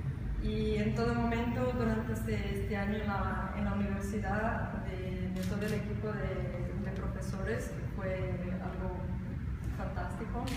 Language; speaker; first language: Spanish; non-native, fluent; Portuguese